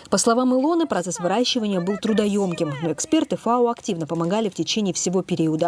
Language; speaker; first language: Russian; native; Russian